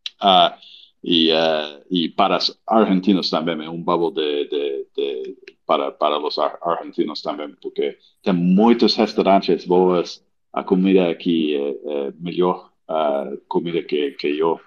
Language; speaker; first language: Portuguese; non-native, learner; English